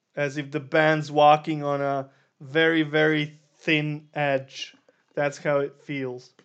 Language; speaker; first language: English; non-native, fluent; Serbian